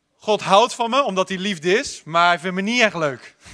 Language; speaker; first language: Dutch; native; Dutch